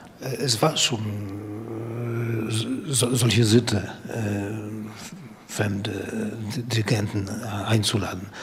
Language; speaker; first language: German; non-native, learner; Polish